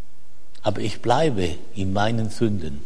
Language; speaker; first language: German; non-native, fluent; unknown